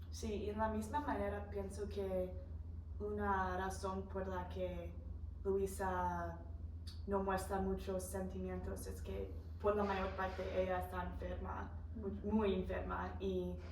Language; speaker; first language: Spanish; non-native, fluent; English